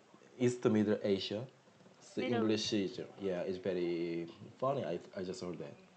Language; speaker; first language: English; non-native, learner; Korean